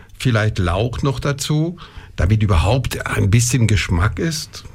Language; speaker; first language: German; non-native, local second language; French